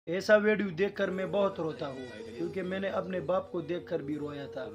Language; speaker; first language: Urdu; non-native, local second language; Pashto